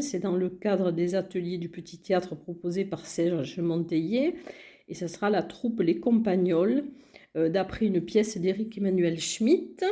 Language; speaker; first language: French; native; French